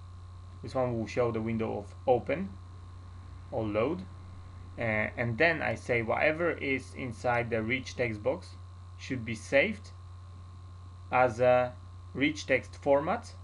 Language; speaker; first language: English; non-native, fluent; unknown